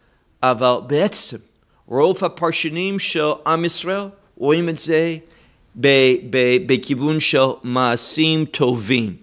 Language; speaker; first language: Hebrew; non-native, fluent; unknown